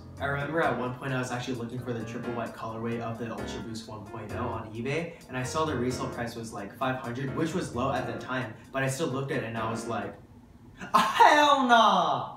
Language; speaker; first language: English; native; English